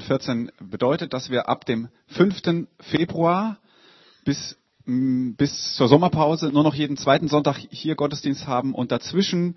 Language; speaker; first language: German; native; German